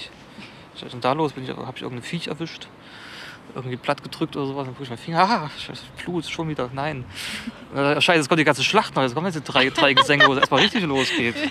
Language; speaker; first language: German; native; German